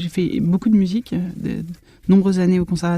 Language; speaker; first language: French; native; French